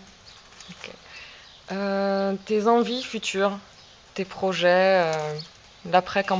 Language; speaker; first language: French; native; French